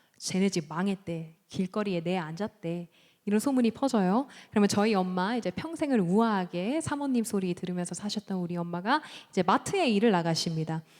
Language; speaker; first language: Korean; early bilingual, heritage; Korean